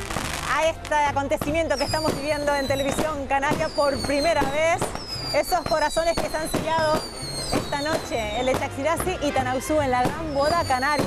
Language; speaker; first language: Spanish; native; Spanish